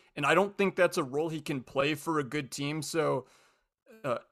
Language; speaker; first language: English; native; English